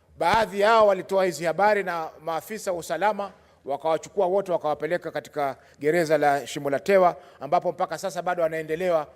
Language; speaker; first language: Swahili; native; Swahili